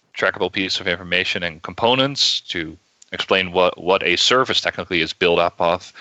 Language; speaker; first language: English; non-native, fluent; Dutch